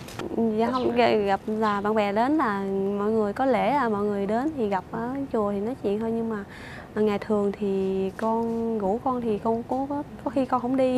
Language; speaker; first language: Vietnamese; early bilingual, heritage; Vietnamese